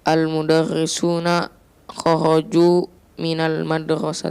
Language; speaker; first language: Arabic; non-native, learner; Indonesian